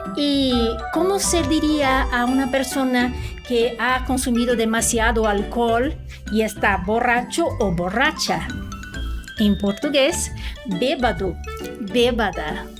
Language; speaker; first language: Portuguese; non-native, fluent; Spanish